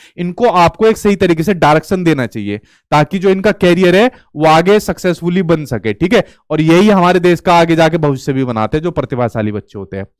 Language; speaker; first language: Hindi; native; Hindi